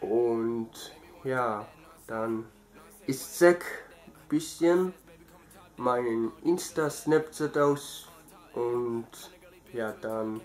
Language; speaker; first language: German; early bilingual, other home language; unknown